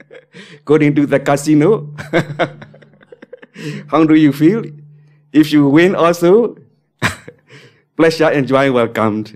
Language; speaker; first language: English; non-native, learner; Burmese